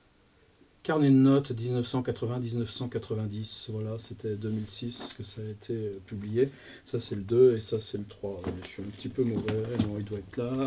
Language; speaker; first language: French; native; French